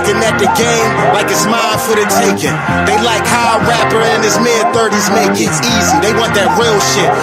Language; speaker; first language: English; native; English